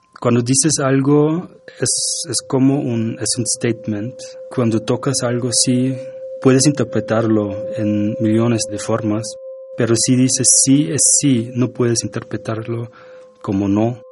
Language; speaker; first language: Spanish; non-native, fluent; German